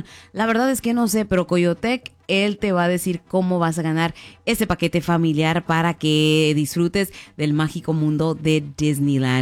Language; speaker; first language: Spanish; native; Spanish